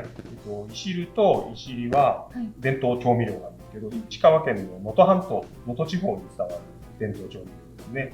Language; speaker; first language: Japanese; native; Japanese